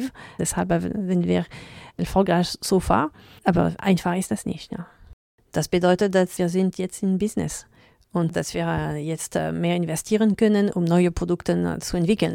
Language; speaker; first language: German; non-native, learner; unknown